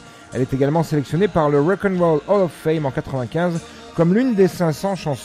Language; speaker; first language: French; native; French